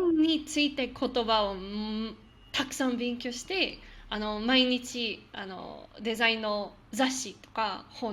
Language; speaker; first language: Japanese; non-native, fluent; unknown